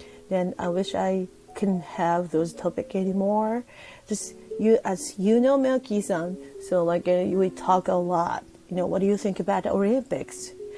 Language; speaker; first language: English; non-native, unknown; Japanese